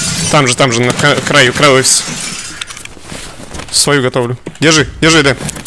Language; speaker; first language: Russian; native; Russian